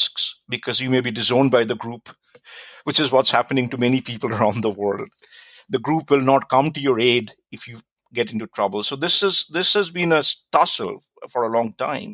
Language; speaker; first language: English; non-native, local second language; Bangla